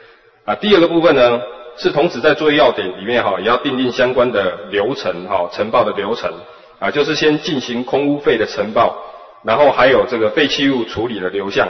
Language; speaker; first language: Chinese; native; Chinese